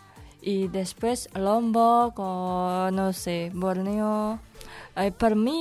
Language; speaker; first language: Catalan; non-native, learner; Indonesian